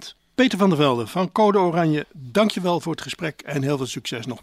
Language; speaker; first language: Dutch; native; Dutch